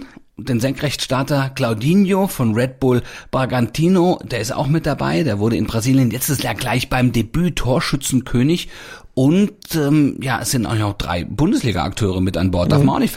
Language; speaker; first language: German; native; German